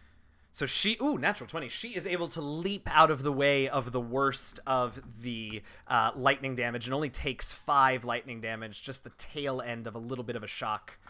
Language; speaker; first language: English; native; English